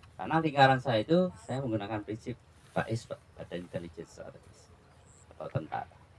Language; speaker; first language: Indonesian; non-native, local second language; Javanese